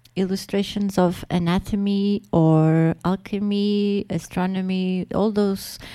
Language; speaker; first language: English; non-native, fluent; Portuguese